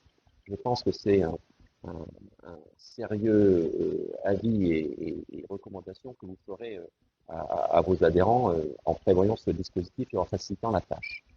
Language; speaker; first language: French; native; French